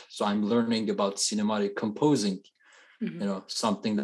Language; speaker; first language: English; non-native, fluent; Persian